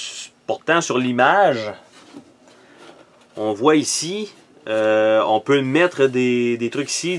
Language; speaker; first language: French; native; French